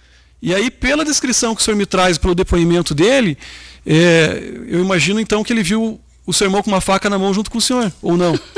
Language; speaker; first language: Portuguese; native; Portuguese